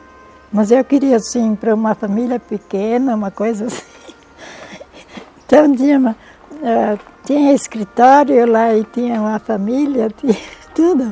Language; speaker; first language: Portuguese; non-native, local second language; German